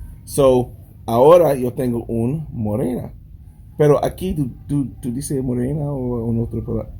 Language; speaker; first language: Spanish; non-native, learner; English